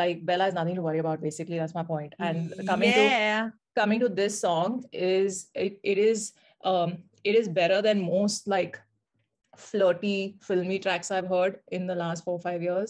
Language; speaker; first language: English; non-native, local second language; Hindi